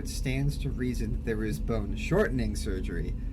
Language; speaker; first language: English; native; English